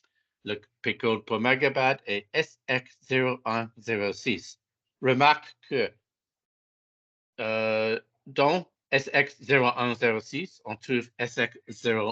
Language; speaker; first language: French; non-native, fluent; English